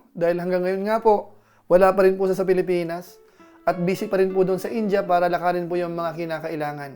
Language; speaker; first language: Filipino; native; Filipino